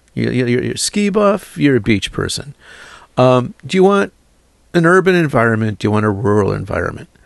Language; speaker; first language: English; native; English